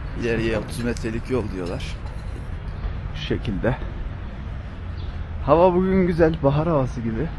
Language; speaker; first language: Turkish; native; Turkish